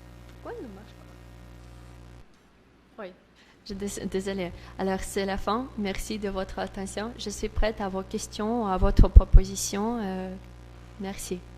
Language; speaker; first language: French; non-native, learner; Russian